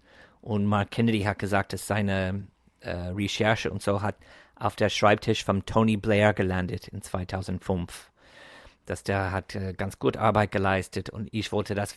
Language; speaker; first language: German; non-native, fluent; English